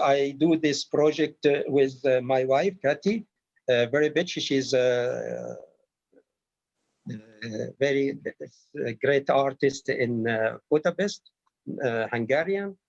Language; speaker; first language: English; non-native, learner; Arabic